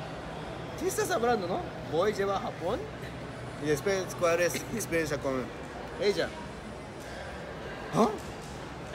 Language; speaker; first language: Spanish; non-native, learner; Japanese